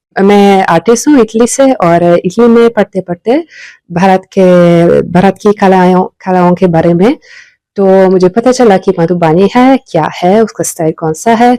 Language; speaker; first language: Hindi; non-native, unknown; Italian